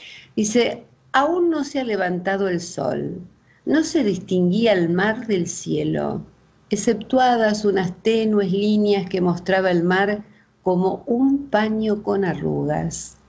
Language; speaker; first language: Spanish; native; Spanish